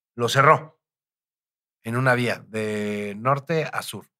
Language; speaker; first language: Spanish; native; Spanish